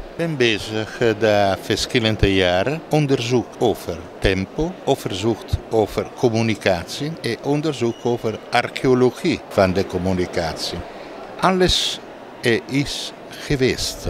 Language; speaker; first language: Dutch; non-native, learner; Italian